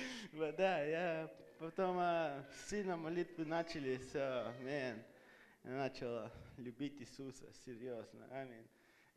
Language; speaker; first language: Russian; early bilingual, heritage; Russian